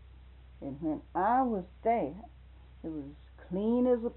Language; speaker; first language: English; native; English